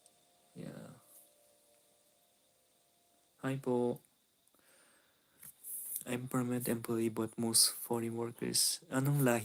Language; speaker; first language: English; non-native, local second language; Filipino